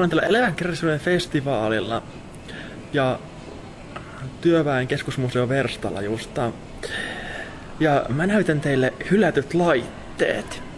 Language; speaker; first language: Finnish; native; Finnish